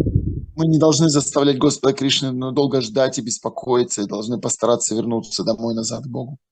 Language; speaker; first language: Russian; native; Russian